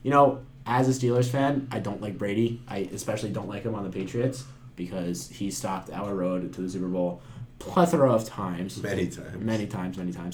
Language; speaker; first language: English; native; English